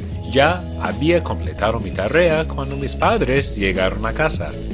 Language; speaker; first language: Spanish; non-native, fluent; English